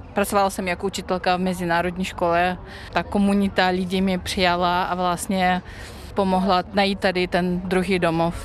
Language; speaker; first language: Czech; non-native, fluent; Russian